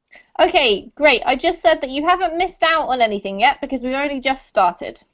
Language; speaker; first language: English; native; English